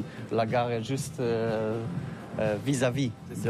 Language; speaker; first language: French; non-native, learner; Polish